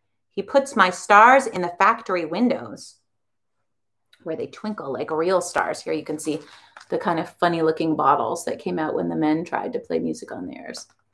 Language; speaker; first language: English; native; English